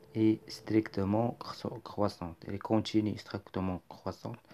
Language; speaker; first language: French; non-native, local second language; Arabic